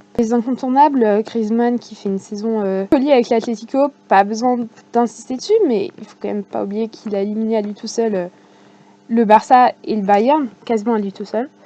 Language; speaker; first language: French; native; French